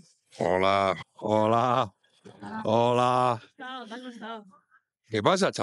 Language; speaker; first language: Spanish; native; Spanish